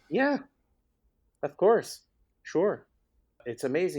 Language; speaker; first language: English; native; English